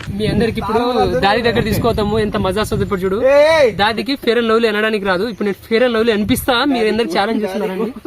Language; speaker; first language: Telugu; non-native, local second language; Lambadi